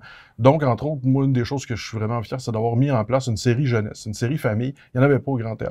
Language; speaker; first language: French; native; French